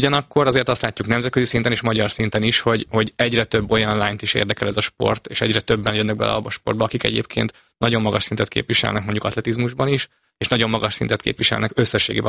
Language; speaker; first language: Hungarian; native; Hungarian